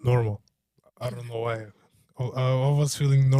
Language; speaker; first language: English; non-native, learner; Portuguese